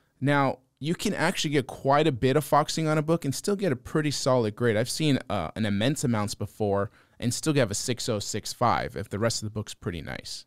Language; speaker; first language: English; native; English